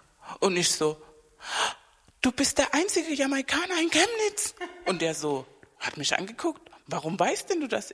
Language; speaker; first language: German; non-native, fluent; Spanish